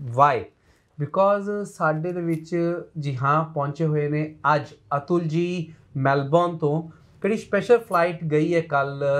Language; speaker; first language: Punjabi; non-native, local second language; Hindi